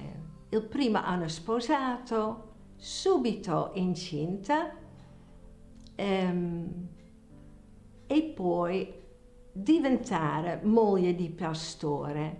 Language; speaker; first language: Italian; non-native, fluent; Dutch